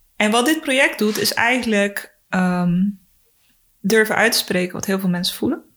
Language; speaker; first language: Dutch; early bilingual, other home language; Spanish